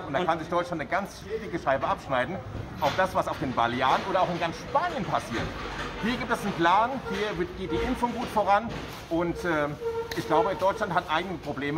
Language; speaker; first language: German; native; German